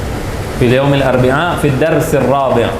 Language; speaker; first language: Arabic; non-native, fluent; Indonesian